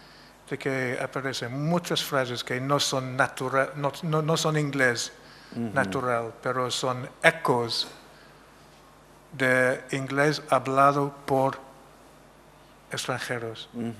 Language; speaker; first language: Spanish; non-native, fluent; English